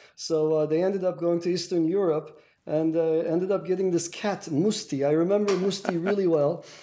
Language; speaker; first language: English; non-native, fluent; Turkish